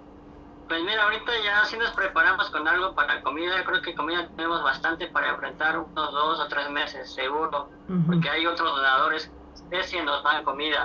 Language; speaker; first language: Spanish; native; Spanish